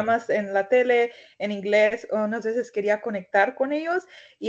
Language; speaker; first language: Spanish; early bilingual, heritage; Spanish